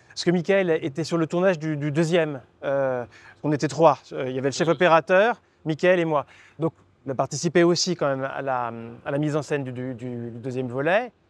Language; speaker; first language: French; native; French